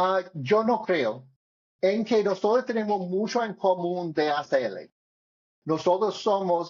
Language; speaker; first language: Spanish; non-native, learner; English